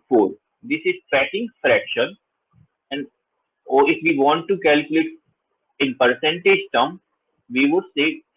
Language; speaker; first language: English; non-native, local second language; Hindi